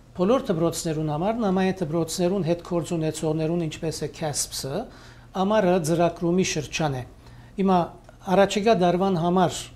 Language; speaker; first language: Armenian; native; Armenian